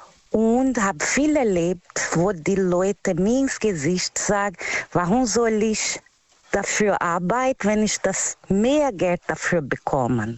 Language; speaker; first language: German; non-native, learner; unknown